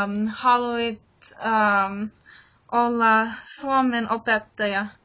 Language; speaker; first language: Finnish; non-native, learner; English